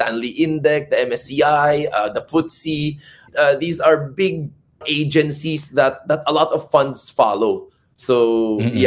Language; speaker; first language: English; non-native, local second language; Cebuano